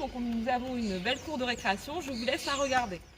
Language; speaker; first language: French; native; French